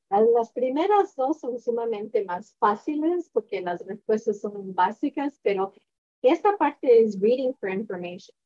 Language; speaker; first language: Spanish; early bilingual, heritage; Spanish